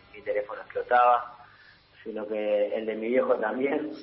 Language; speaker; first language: Spanish; early bilingual, heritage; Italian